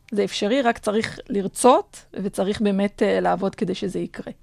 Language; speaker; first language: Hebrew; non-native, fluent; Adyghe